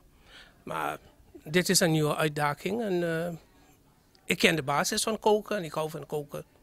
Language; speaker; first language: Dutch; non-native, fluent; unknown